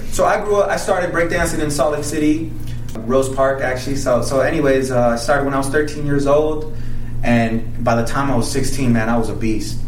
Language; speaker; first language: English; early bilingual, other home language; Spanish